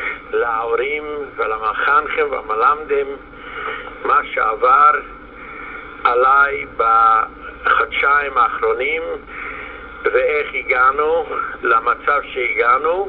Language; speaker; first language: Hebrew; non-native, fluent; Yiddish